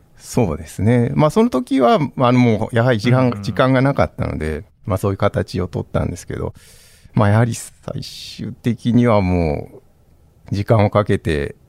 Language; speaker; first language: Japanese; native; Japanese